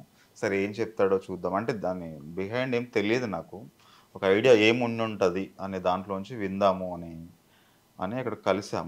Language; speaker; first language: Telugu; native; Telugu